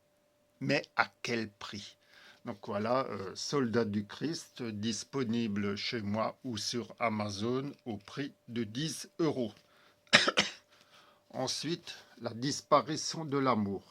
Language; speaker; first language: French; native; French